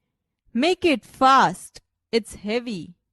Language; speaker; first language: English; non-native, local second language; Gujarati